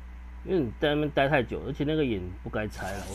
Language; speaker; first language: Chinese; native; Chinese